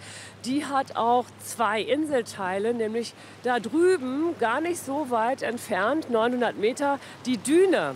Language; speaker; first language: German; native; German